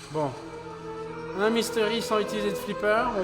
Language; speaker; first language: French; native; French